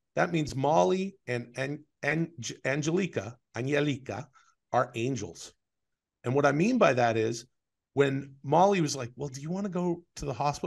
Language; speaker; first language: English; native; English